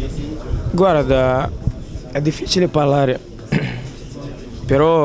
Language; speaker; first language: Italian; non-native, fluent; Portuguese